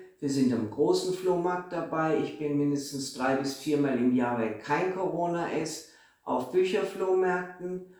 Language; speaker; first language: German; native; German